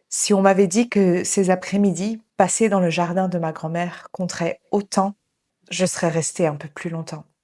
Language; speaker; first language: French; native; French